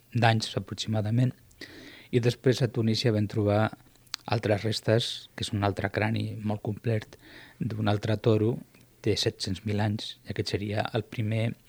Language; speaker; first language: Catalan; non-native, local second language; Spanish